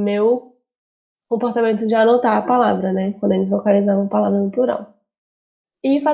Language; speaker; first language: Portuguese; native; Portuguese